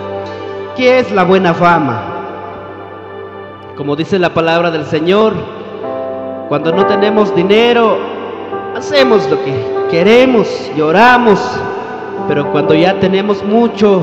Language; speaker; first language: Spanish; non-native, local second language; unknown